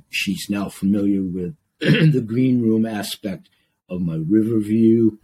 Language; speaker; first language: English; native; English